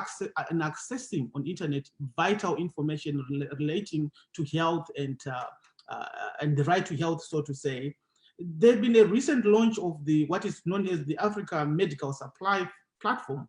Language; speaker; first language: English; non-native, local second language; Shona